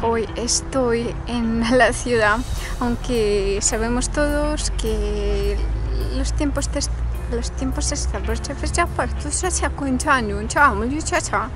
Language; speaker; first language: Spanish; non-native, fluent; Russian